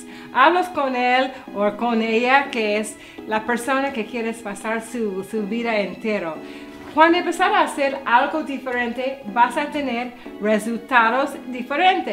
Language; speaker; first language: Spanish; non-native, learner; English